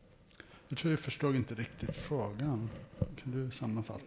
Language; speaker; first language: Swedish; early bilingual, heritage; English